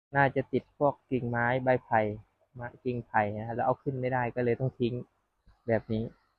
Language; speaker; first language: Thai; non-native, local second language; Northern Khmer